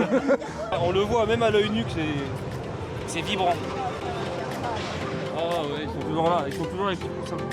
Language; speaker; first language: French; native; French